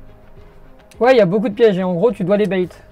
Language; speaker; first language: French; native; French